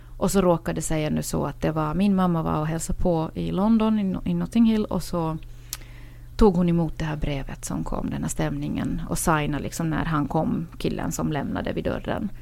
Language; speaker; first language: Swedish; native; Swedish